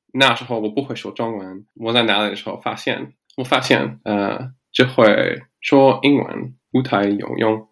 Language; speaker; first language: Chinese; non-native, learner; English